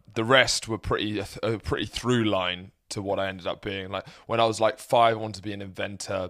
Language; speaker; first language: English; native; English